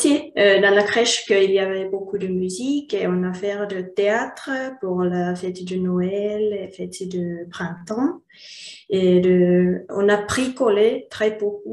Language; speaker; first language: French; non-native, learner; Finnish